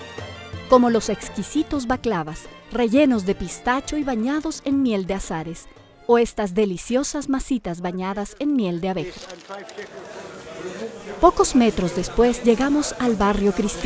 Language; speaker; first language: Spanish; native; Spanish